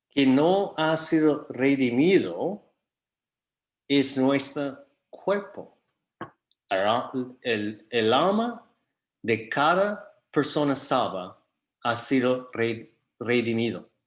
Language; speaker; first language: Spanish; non-native, fluent; English